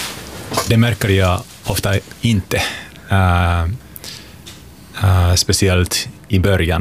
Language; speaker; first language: Swedish; non-native, local second language; Finnish